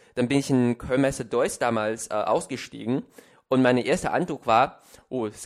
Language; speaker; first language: German; non-native, fluent; Chinese